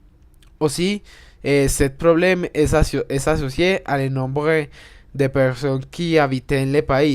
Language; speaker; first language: French; non-native, learner; Spanish